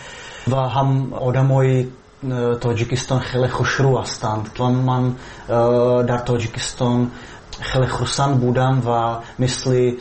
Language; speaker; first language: Persian; non-native, fluent; Czech